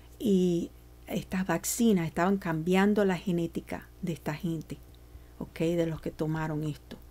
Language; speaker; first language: Spanish; early bilingual, heritage; Spanish